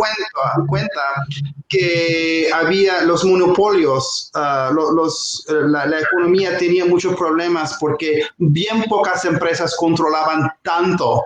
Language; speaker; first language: Spanish; non-native, fluent; English